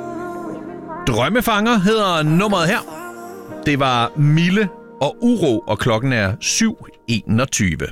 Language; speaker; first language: Danish; native; Danish